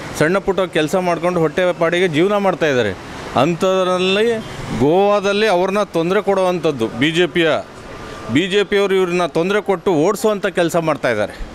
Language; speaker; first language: Kannada; non-native, local second language; Lambadi